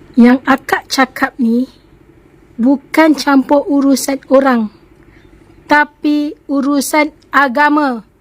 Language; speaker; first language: Malay; native; Malay